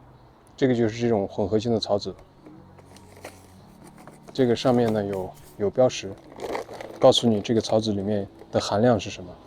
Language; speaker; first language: Chinese; native; Chinese